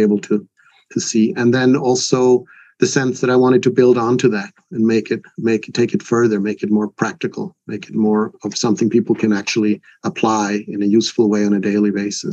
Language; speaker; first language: English; non-native, fluent; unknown